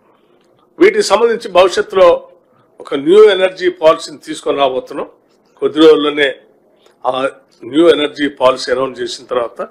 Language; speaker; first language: Telugu; native; Telugu